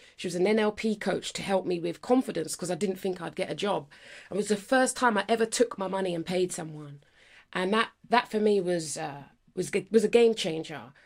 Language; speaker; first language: English; native; English